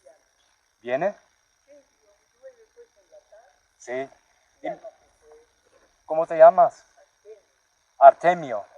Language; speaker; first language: Spanish; non-native, learner; English